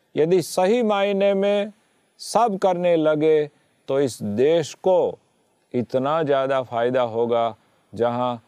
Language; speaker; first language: Hindi; non-native, local second language; Gujarati